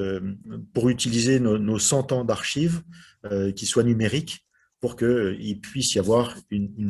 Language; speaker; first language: French; native; French